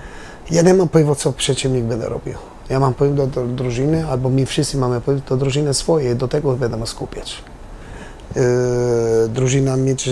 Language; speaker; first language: Polish; non-native, learner; Albanian